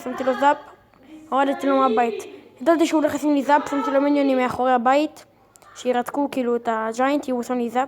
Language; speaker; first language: Hebrew; native; Hebrew